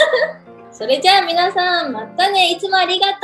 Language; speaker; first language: Japanese; native; Japanese